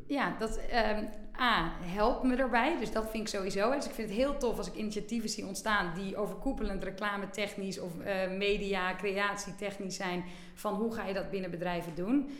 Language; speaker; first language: Dutch; native; Dutch